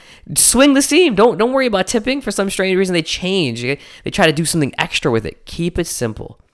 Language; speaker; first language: English; native; English